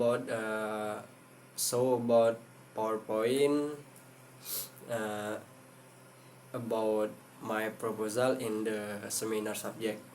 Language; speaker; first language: English; non-native, learner; Indonesian